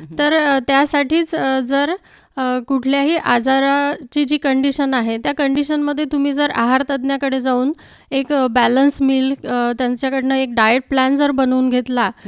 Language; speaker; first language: Marathi; native; Marathi